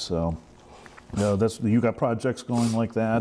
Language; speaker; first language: English; native; English